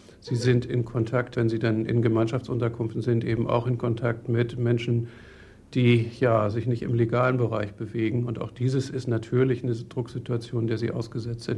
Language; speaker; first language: German; native; German